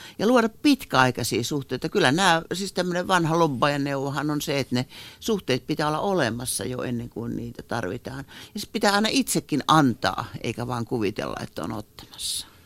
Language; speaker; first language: Finnish; native; Finnish